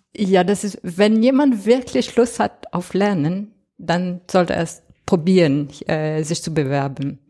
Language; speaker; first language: German; non-native, fluent; French